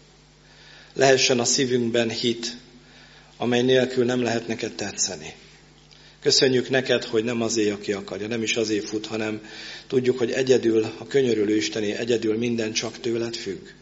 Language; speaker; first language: Hungarian; native; Hungarian